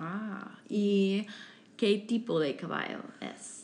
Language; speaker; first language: Spanish; non-native, fluent; English